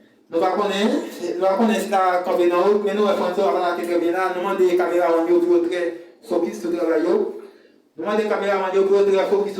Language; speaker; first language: French; non-native, learner; Haitian Creole